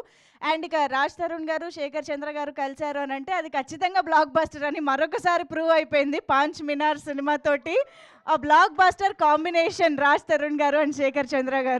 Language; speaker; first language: Telugu; native; Telugu